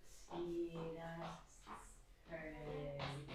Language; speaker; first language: English; non-native, learner; Spanish